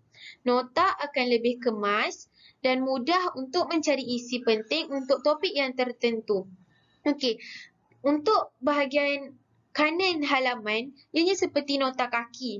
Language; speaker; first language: Malay; native; Malay